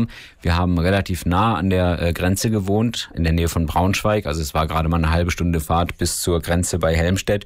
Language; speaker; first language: German; native; German